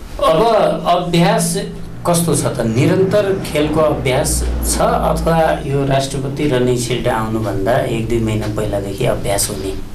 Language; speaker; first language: Nepali; native; Nepali